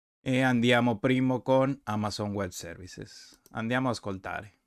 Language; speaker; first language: Italian; non-native, learner; Spanish